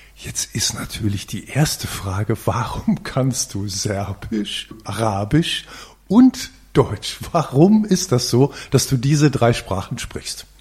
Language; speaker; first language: German; native; German